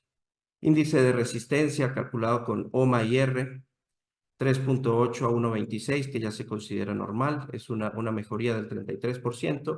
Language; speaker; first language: Spanish; native; Spanish